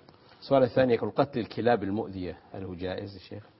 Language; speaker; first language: Arabic; native; Arabic